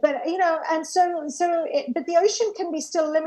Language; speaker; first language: English; native; English